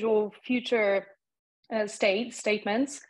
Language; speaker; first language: English; non-native, fluent; Polish